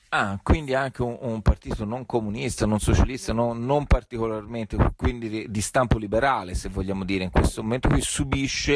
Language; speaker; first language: Italian; native; Italian